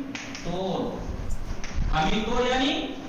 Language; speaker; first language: Persian; non-native, fluent; Urdu